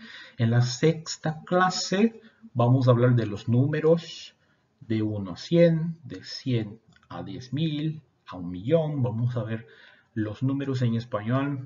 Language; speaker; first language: Spanish; non-native, fluent; Portuguese